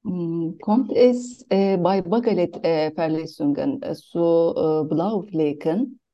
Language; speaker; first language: German; non-native, fluent; Turkish